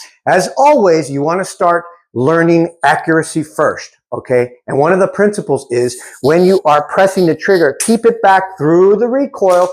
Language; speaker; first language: English; native; English